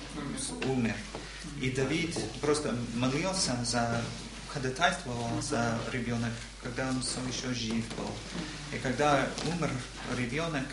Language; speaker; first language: Russian; non-native, learner; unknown